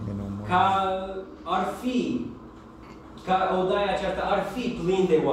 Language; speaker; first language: Romanian; non-native, learner; English